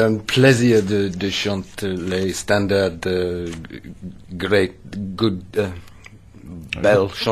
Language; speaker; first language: French; non-native, learner; English